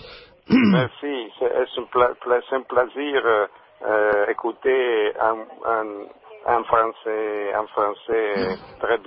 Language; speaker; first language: French; non-native, learner; Italian